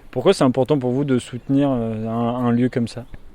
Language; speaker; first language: French; native; French